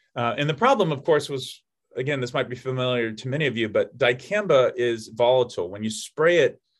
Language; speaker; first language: English; native; English